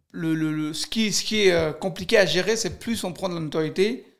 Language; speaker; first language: French; early bilingual, other home language; Kurdish